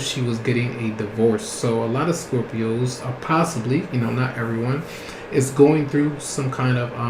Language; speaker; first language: English; native; English